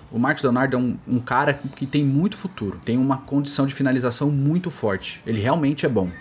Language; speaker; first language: Portuguese; native; Portuguese